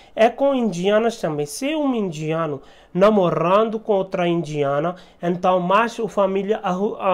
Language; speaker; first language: Portuguese; non-native, learner; Hindi